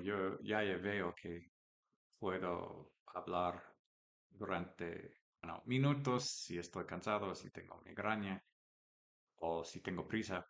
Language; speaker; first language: Spanish; non-native, learner; English